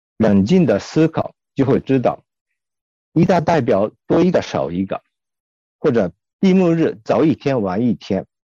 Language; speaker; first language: Chinese; non-native, fluent; Japanese